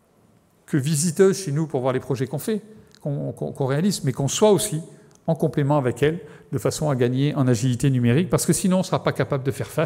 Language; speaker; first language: French; native; French